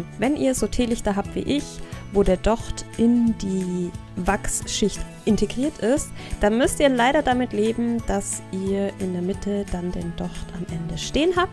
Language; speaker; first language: German; native; German